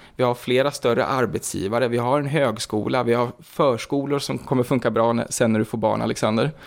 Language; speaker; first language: Swedish; native; Swedish